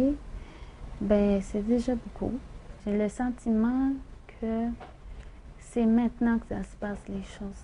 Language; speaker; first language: French; native; French